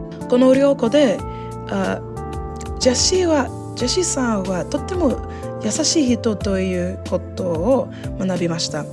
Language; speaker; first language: Japanese; non-native, learner; English